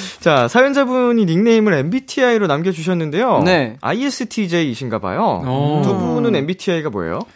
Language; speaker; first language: Korean; native; Korean